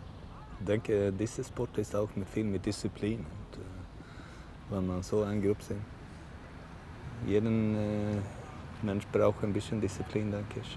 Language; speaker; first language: German; non-native, fluent; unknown